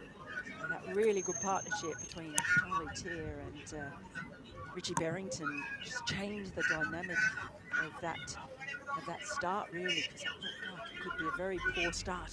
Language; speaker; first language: English; native; English